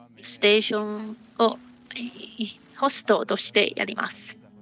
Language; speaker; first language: Japanese; non-native, learner; Chinese